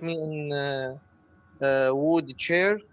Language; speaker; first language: English; non-native, learner; Arabic